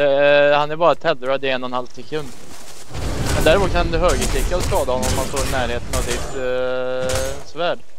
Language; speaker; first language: Swedish; native; Swedish